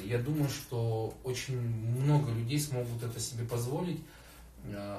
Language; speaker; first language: Russian; native; Russian